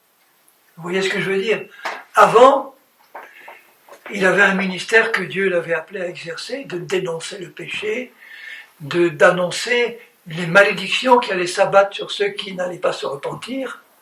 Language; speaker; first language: French; native; French